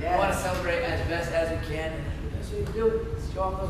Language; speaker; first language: English; native; English